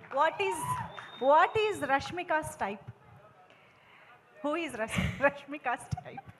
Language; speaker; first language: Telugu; native; Telugu